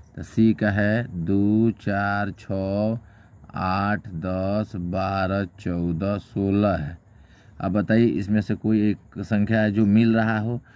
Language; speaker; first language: Hindi; native; Hindi